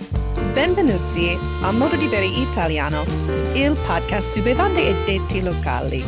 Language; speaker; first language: Italian; non-native, learner; English